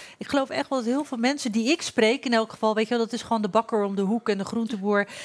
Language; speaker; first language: Dutch; early bilingual, other home language; Turkish